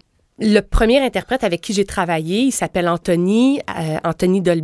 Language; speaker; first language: French; native; French